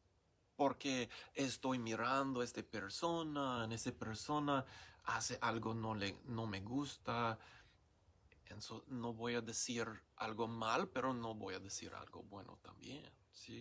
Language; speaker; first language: Spanish; non-native, learner; English